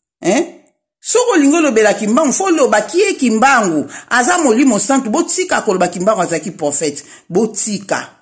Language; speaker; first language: Lingala; non-native, local second language; Kongo